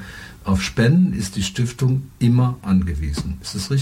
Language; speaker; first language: German; native; German